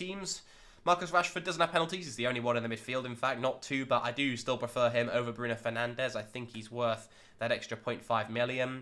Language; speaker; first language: English; native; English